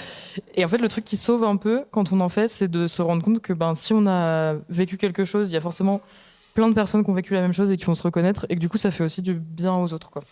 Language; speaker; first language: French; native; French